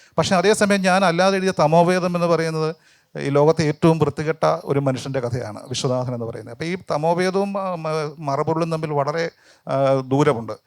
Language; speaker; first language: Malayalam; native; Malayalam